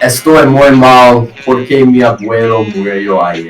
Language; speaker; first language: Spanish; non-native, learner; English